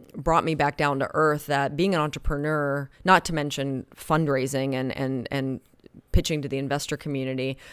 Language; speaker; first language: English; native; English